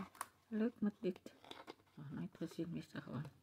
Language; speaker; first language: Dutch; non-native, learner; Indonesian